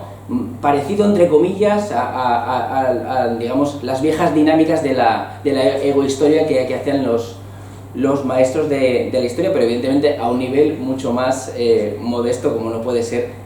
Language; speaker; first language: Spanish; native; Spanish